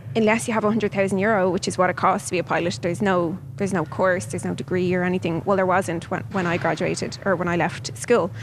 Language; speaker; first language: English; native; English